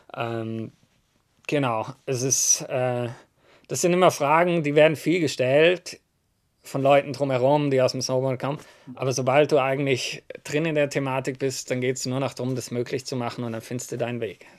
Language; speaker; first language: German; native; German